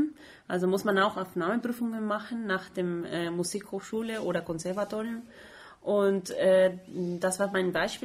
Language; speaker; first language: German; non-native, fluent; Spanish